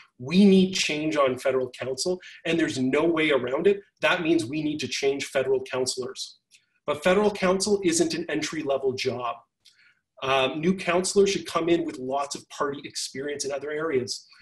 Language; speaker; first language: English; native; English